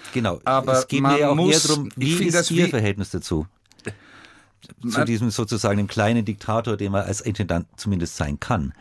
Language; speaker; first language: German; native; German